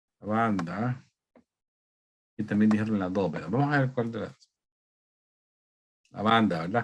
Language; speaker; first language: Spanish; native; Spanish